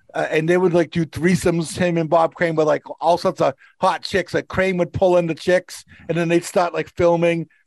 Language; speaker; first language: English; native; English